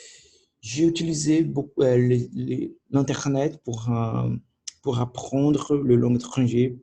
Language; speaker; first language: French; non-native, learner; Portuguese